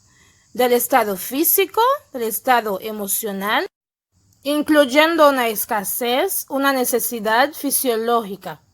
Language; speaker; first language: Spanish; non-native, fluent; Haitian Creole